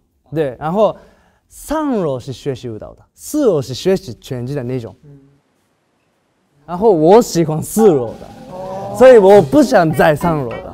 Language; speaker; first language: Chinese; non-native, learner; Japanese